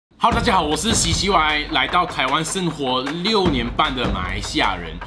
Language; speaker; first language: Chinese; native; Chinese